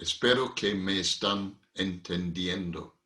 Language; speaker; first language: Spanish; non-native, fluent; English